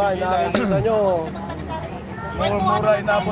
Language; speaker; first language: Filipino; native; Filipino